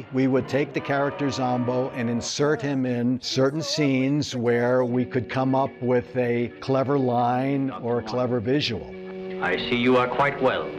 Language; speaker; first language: English; native; English